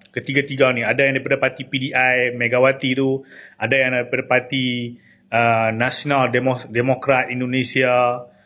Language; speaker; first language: Malay; native; Malay